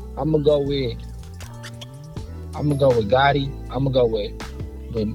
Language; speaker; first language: English; native; English